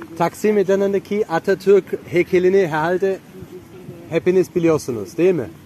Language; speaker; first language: Turkish; non-native, fluent; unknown